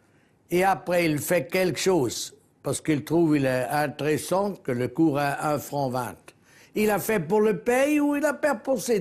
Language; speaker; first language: French; non-native, local second language; German